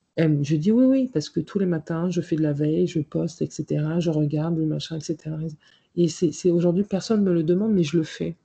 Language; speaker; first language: French; native; French